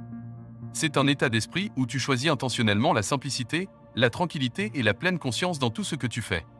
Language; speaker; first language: French; native; French